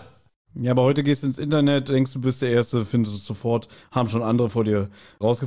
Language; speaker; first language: German; native; German